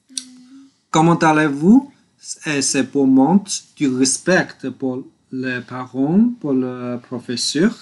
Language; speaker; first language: French; non-native, learner; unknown